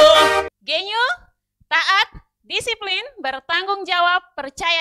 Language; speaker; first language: Indonesian; native; Indonesian